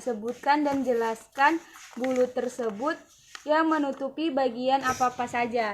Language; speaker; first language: Indonesian; native; Indonesian